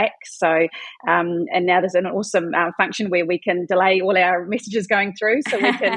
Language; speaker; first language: English; native; English